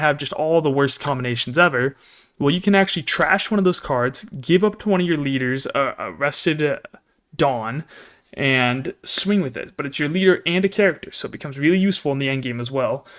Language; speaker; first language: English; native; English